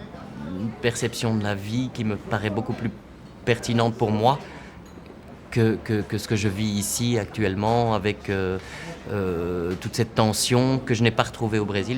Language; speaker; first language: French; non-native, fluent; Portuguese